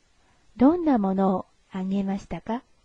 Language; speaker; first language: Japanese; non-native, fluent; Chinese